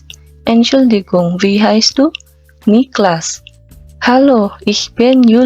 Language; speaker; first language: German; non-native, fluent; Indonesian